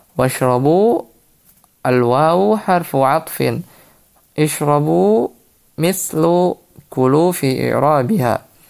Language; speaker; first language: Arabic; non-native, fluent; Indonesian